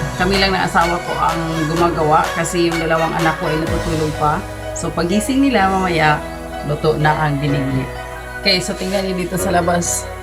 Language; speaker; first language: Filipino; non-native, local second language; Cebuano